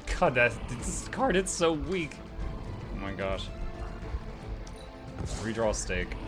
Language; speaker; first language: English; native; English